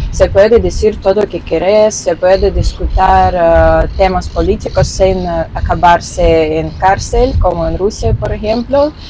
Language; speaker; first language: Spanish; non-native, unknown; Russian